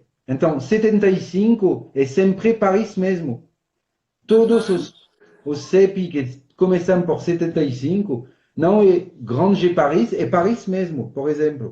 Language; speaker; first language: Portuguese; non-native, fluent; French